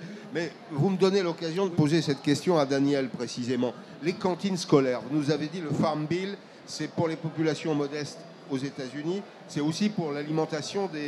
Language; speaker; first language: French; native; French